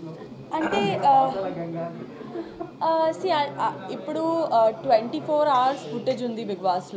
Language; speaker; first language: Telugu; non-native, learner; Gujarati